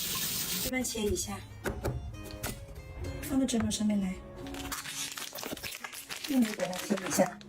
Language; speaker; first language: Chinese; native; Chinese